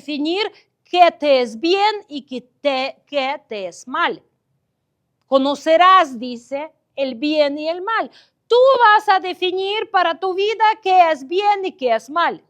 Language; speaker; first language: Spanish; non-native, fluent; Ukrainian